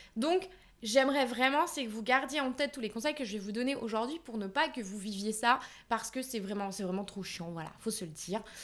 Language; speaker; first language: French; native; French